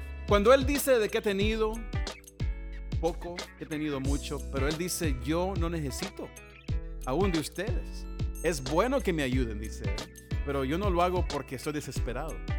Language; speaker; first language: Spanish; early bilingual, other home language; English